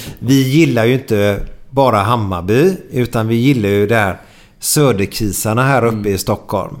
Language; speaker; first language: Swedish; native; Swedish